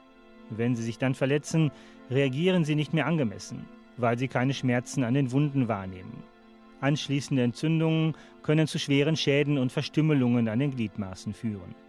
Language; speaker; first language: German; native; German